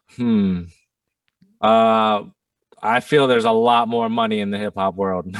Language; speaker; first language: English; non-native, fluent; German